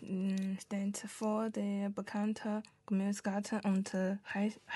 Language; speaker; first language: German; non-native, learner; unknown